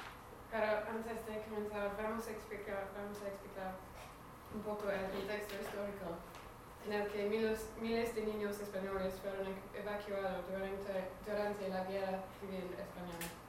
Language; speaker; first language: Spanish; non-native, fluent; English